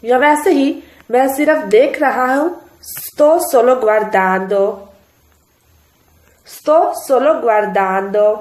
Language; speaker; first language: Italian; non-native, fluent; Urdu